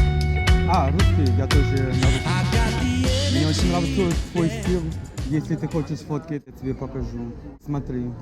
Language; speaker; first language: Russian; non-native, learner; English